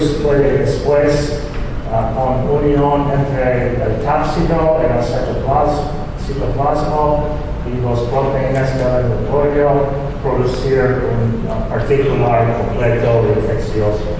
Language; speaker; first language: Spanish; non-native, fluent; English